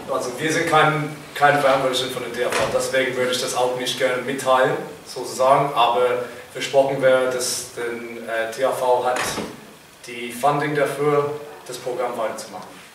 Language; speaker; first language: German; non-native, fluent; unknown